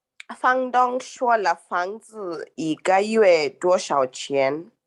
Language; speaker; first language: Chinese; non-native, learner; Swahili